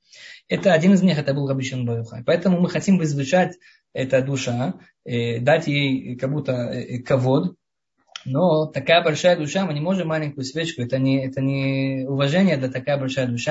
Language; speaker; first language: Russian; early bilingual, heritage; Russian